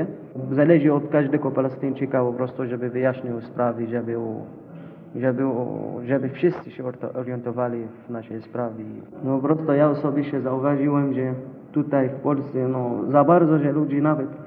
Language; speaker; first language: Polish; non-native, learner; Arabic